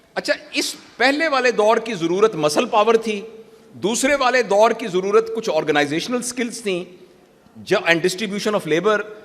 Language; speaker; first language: Urdu; native; Urdu